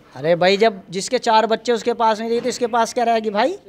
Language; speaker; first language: Hindi; native; Hindi